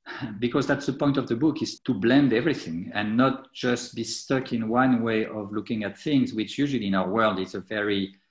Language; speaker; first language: English; non-native, fluent; French